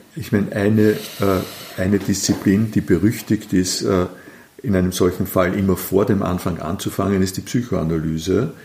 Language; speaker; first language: German; native; German